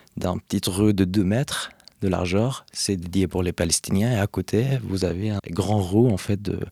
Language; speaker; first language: French; non-native, fluent; Arabic